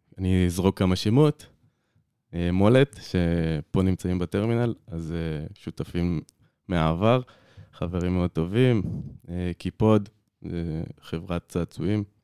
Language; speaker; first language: Hebrew; native; Hebrew